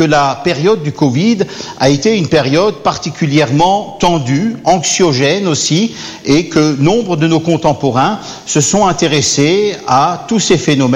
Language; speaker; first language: French; native; French